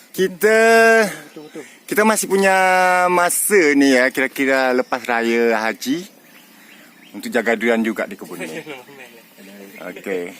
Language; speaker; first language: Malay; non-native, local second language; Achinese